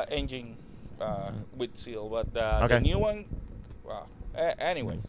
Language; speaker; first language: English; non-native, learner; Spanish